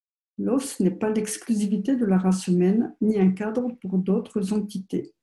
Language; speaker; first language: French; native; French